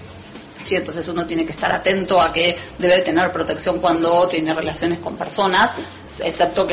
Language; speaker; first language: Spanish; native; Spanish